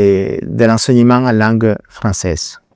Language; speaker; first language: French; non-native, fluent; Spanish